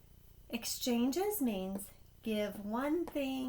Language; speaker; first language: English; native; English